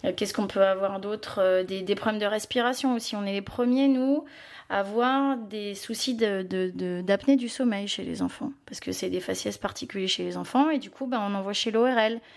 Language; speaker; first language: French; native; French